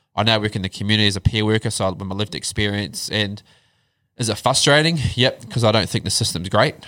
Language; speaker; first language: English; native; English